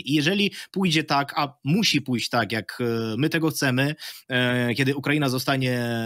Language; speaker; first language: Polish; non-native, fluent; Ukrainian